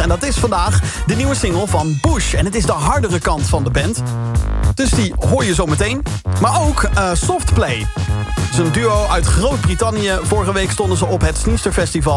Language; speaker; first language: Dutch; native; Dutch